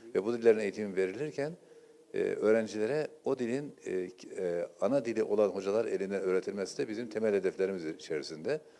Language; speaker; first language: Turkish; native; Turkish